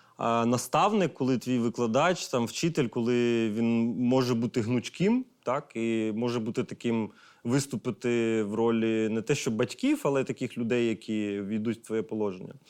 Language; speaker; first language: Ukrainian; non-native, local second language; Russian